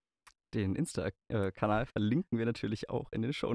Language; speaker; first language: German; native; German